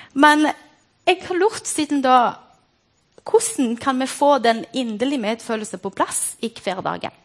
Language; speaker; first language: Norwegian; non-native, fluent; Portuguese